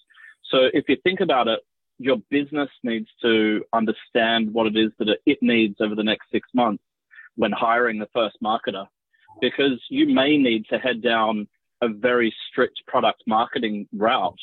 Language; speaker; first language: English; native; English